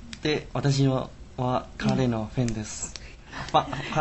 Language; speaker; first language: Japanese; non-native, learner; Chinese